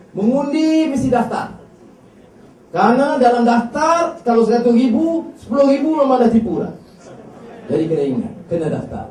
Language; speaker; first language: Malay; native; Malay